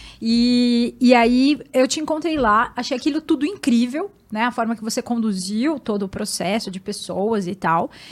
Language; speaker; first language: Portuguese; native; Portuguese